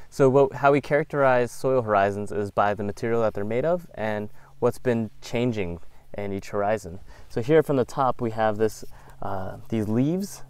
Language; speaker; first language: English; native; English